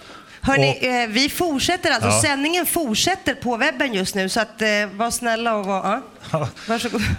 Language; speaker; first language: Swedish; native; Swedish